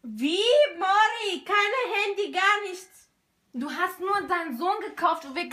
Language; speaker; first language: German; early bilingual, other home language; Romany